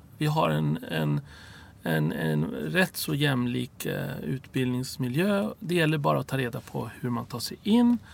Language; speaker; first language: Swedish; early bilingual, other home language; Arabic